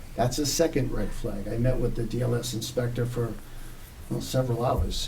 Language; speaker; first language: English; native; English